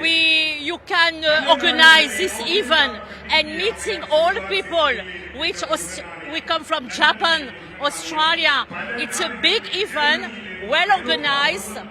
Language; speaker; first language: English; non-native, learner; French